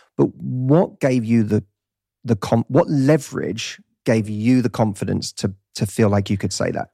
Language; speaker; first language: English; native; English